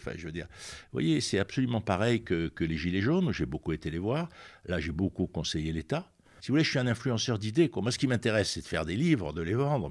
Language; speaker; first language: French; native; French